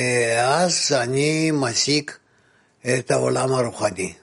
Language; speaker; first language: Hebrew; non-native, fluent; Russian